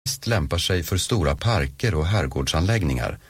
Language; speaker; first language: Swedish; native; Swedish